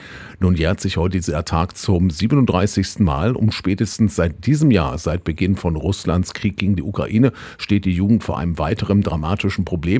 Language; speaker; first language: German; native; German